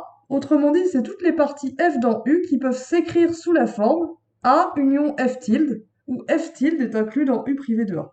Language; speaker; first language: French; native; French